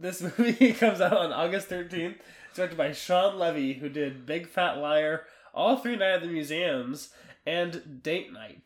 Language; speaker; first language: English; native; English